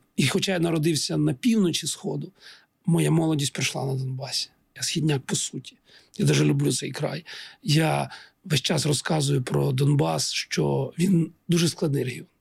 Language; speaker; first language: Ukrainian; non-native, local second language; Russian